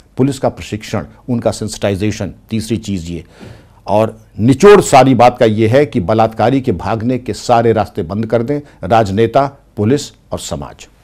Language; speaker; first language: Hindi; native; Hindi